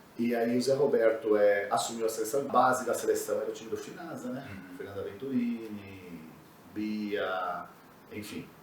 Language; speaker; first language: Portuguese; native; Portuguese